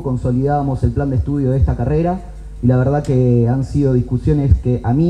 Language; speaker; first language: Spanish; native; Spanish